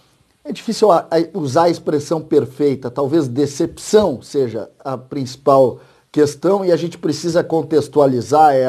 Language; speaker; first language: Portuguese; native; Portuguese